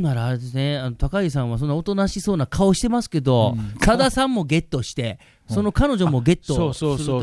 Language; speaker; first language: Japanese; native; Japanese